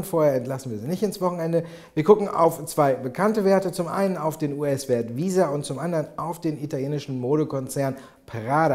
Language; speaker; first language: German; native; German